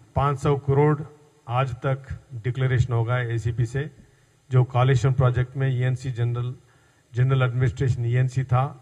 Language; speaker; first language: Hindi; non-native, local second language; Telugu